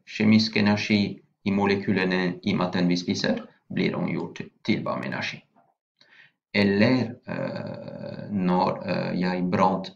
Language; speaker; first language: Norwegian; non-native, fluent; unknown